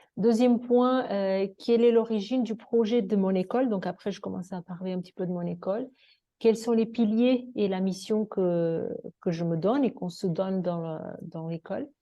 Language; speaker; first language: French; non-native, fluent; Portuguese